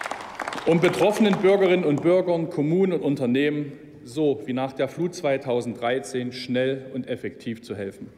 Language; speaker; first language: German; native; German